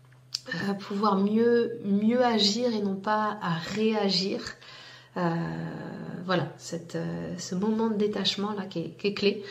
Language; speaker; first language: French; native; French